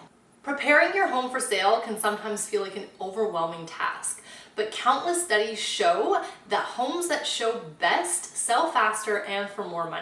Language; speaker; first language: English; native; English